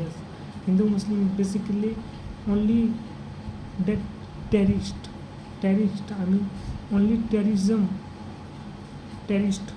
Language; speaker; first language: English; non-native, learner; Hindi